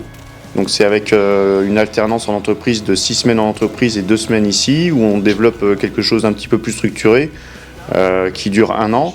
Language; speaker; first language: French; native; French